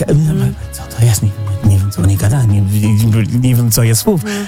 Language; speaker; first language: Polish; non-native, fluent; English